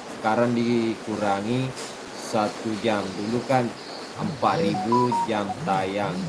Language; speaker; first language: Indonesian; non-native, local second language; Buginese